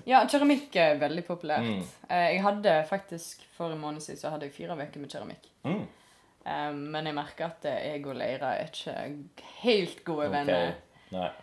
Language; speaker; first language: Norwegian; native; Norwegian